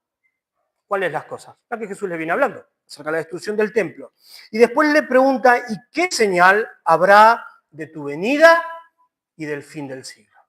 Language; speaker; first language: Spanish; native; Spanish